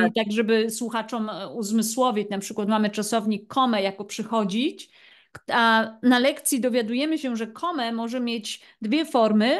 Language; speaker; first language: Polish; native; Polish